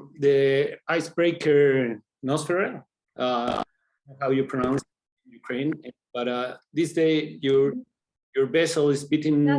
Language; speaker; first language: English; non-native, fluent; Spanish